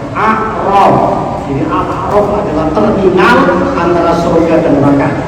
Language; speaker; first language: Indonesian; non-native, local second language; Javanese